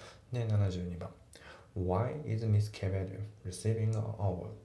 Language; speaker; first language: English; non-native, fluent; Japanese